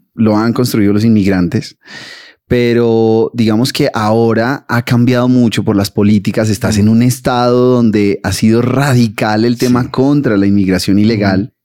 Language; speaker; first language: Spanish; native; Spanish